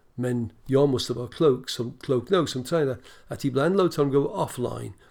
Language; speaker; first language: Swedish; non-native, fluent; English